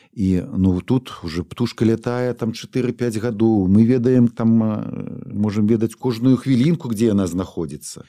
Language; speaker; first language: Belarusian; non-native, local second language; Russian